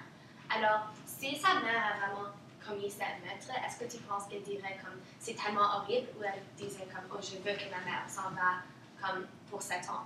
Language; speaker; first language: French; non-native, local second language; English